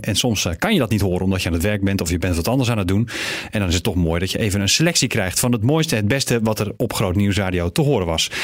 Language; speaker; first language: Dutch; native; Dutch